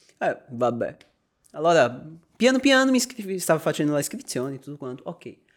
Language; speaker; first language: Italian; non-native, fluent; Portuguese